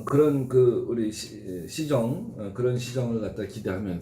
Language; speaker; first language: Korean; native; Korean